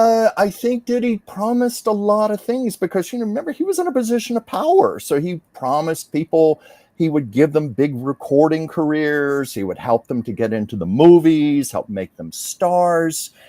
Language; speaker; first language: English; native; English